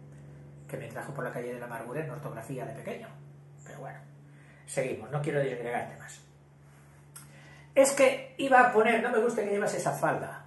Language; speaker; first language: Spanish; native; Spanish